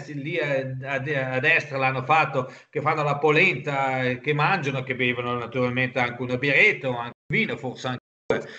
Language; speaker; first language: Italian; non-native, local second language; German